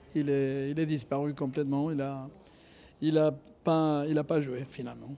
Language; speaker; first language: French; non-native, fluent; Spanish